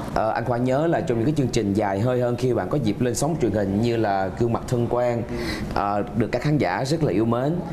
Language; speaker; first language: Vietnamese; native; Vietnamese